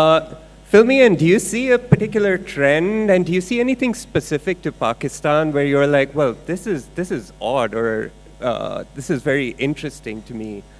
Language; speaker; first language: English; non-native, local second language; Urdu